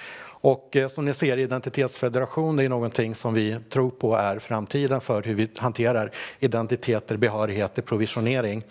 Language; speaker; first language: Swedish; native; Swedish